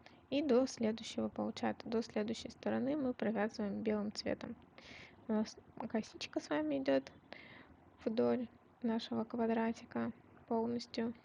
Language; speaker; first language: Russian; native; Russian